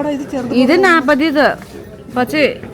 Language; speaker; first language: Malayalam; non-native, learner; Nepali